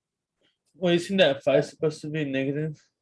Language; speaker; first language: English; native; English